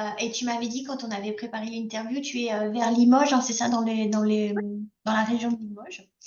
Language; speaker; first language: French; native; French